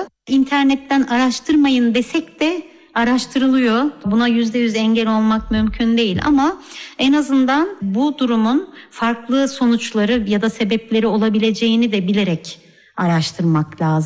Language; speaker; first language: Turkish; native; Turkish